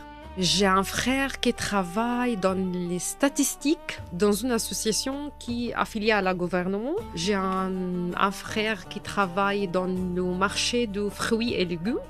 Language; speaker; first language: French; non-native, fluent; Arabic